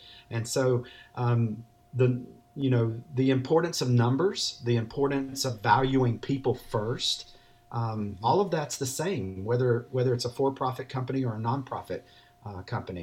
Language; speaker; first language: English; native; English